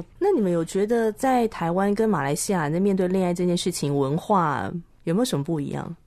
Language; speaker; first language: Chinese; native; Chinese